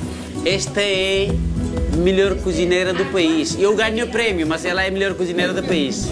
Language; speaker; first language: Portuguese; non-native, fluent; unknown